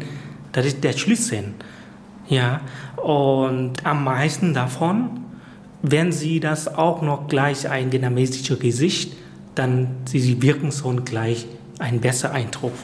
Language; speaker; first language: German; non-native, fluent; Vietnamese